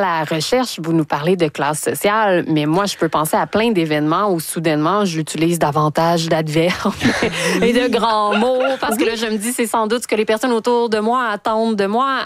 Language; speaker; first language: French; native; French